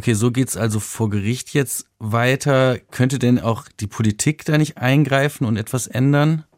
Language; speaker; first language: German; native; German